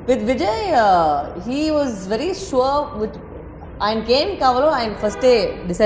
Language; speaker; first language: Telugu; non-native, fluent; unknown